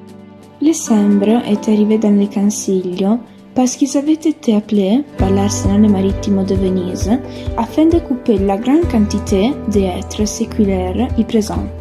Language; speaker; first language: French; non-native, learner; Italian